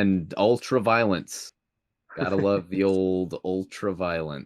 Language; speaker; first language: English; native; English